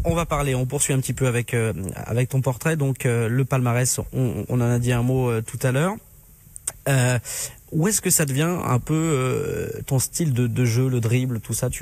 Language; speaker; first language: French; native; French